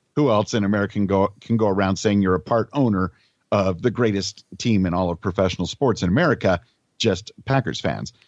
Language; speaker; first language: English; native; English